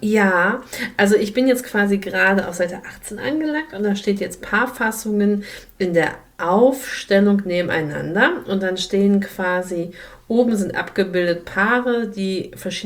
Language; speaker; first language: German; native; German